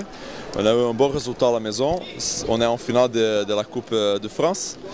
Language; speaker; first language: French; non-native, fluent; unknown